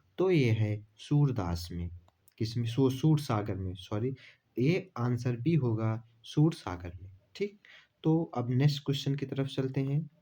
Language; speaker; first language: Hindi; native; Hindi